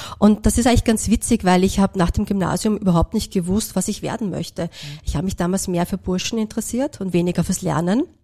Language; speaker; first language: German; native; German